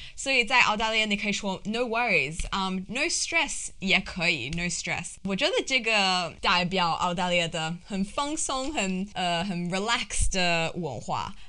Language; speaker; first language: Chinese; non-native, fluent; English